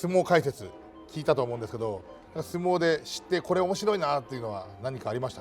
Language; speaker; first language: Japanese; native; Japanese